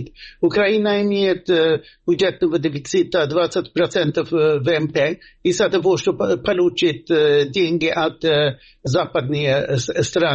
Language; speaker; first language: Russian; non-native, fluent; Swedish